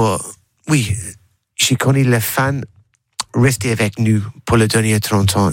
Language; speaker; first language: French; non-native, learner; English